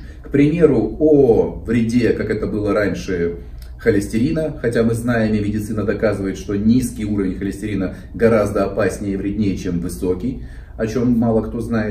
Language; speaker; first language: Russian; native; Russian